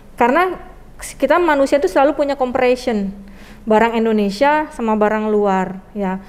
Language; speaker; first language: Indonesian; native; Indonesian